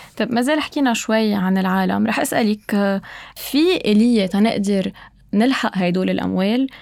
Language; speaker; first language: Arabic; native; Arabic